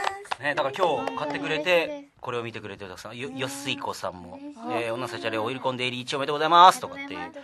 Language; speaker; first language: Japanese; native; Japanese